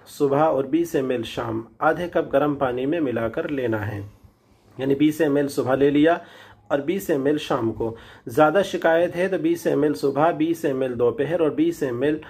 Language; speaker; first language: Urdu; native; Urdu